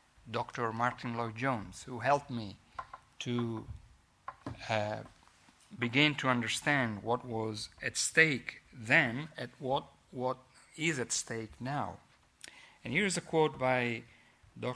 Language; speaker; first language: English; non-native, fluent; Italian